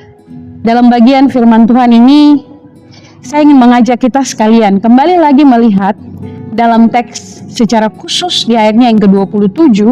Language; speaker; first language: Indonesian; native; Indonesian